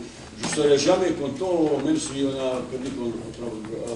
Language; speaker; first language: French; non-native, fluent; Bosnian